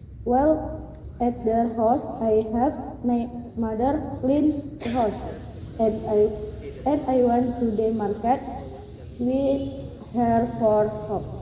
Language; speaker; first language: English; non-native, learner; Indonesian